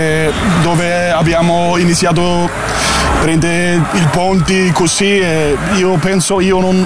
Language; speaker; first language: Italian; non-native, learner; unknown